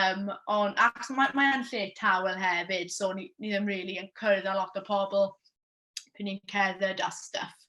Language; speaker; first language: Welsh; non-native, local second language; English